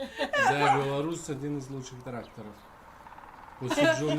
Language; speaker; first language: Russian; native; Russian